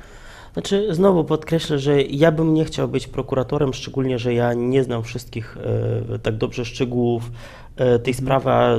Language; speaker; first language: Polish; non-native, fluent; Ukrainian